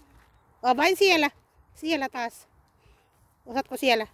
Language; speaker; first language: Finnish; non-native, learner; Cebuano